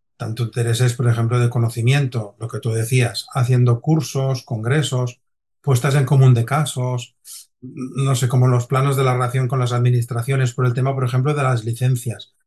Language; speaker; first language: Spanish; non-native, local second language; Catalan